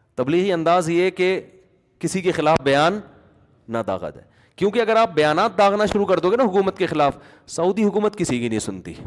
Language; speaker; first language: Urdu; native; Urdu